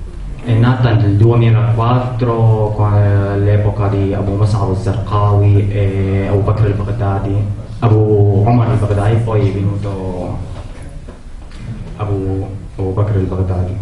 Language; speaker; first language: Italian; non-native, learner; Arabic